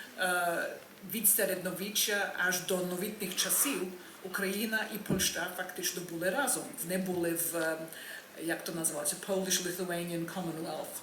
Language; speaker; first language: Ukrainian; early bilingual, heritage; Ukrainian